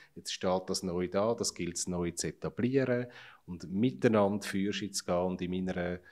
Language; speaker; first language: German; native; German